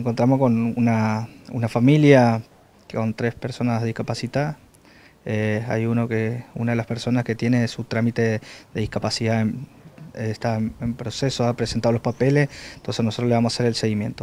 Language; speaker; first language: Spanish; native; Spanish